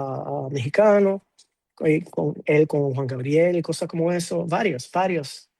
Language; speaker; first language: Spanish; non-native, fluent; English